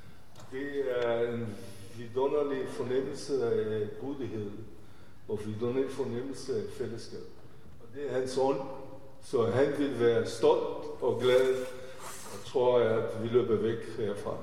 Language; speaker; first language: Danish; non-native, fluent; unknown